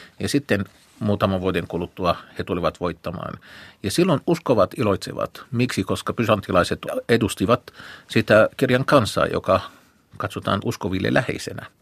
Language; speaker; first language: Finnish; non-native, fluent; Arabic